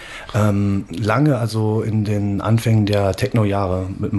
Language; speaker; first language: German; native; German